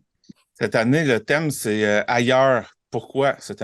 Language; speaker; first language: French; native; French